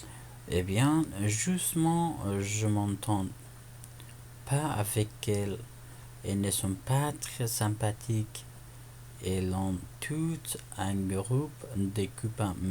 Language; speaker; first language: French; non-native, fluent; Persian